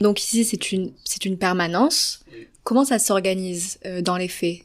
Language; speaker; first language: French; native; French